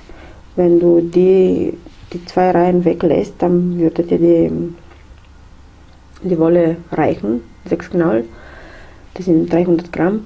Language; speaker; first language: German; non-native, fluent; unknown